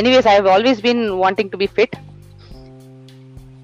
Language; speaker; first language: English; non-native, local second language; Tamil